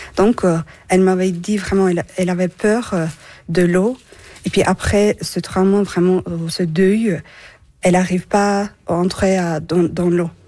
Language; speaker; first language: French; non-native, learner; Turkish